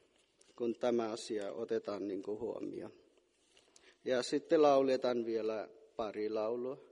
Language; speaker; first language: Finnish; non-native, fluent; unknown